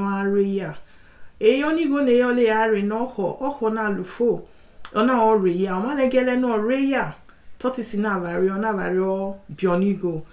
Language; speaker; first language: English; non-native, local second language; Bini